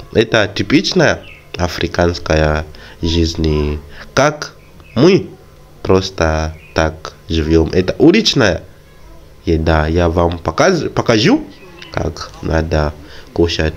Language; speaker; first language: Russian; non-native, fluent; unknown